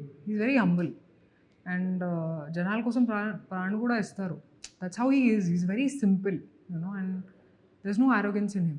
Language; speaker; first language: Telugu; non-native, local second language; Hindi